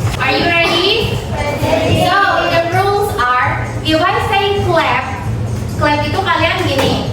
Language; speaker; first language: English; non-native, learner; Indonesian